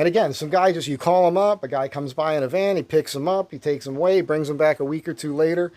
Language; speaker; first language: English; native; English